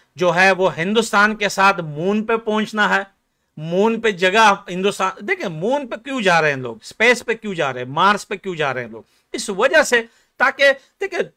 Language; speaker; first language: Hindi; non-native, fluent; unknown